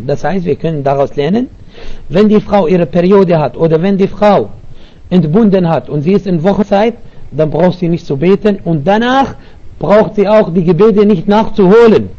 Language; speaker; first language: German; non-native, learner; Arabic